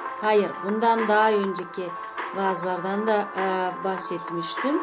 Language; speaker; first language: Turkish; non-native, fluent; Azerbaijani